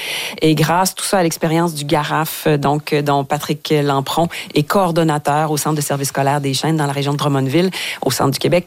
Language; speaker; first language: French; native; French